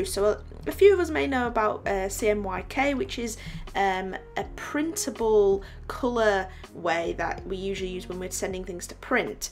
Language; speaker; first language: English; native; English